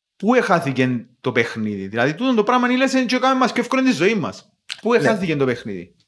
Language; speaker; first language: Greek; native; Greek